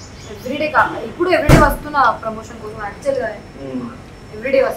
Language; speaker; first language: Telugu; non-native, learner; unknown